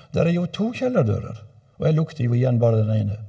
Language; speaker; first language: Norwegian; native; Norwegian